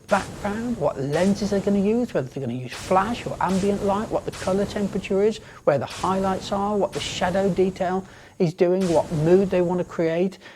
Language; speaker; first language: English; native; English